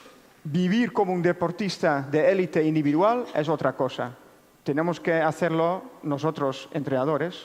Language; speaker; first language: Spanish; non-native, fluent; Dutch